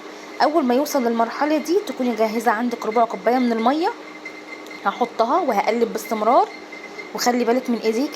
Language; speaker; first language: Arabic; native; Arabic